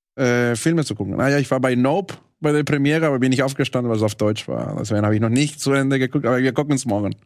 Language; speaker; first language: German; non-native, fluent; Spanish